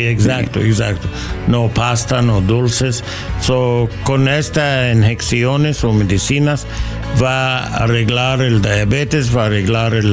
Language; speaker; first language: Spanish; non-native, learner; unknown